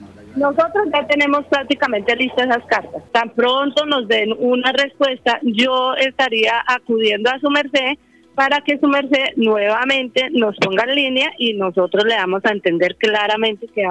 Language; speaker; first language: Spanish; native; Spanish